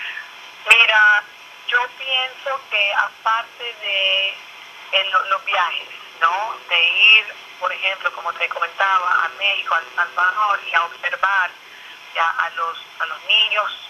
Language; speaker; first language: Spanish; early bilingual, other home language; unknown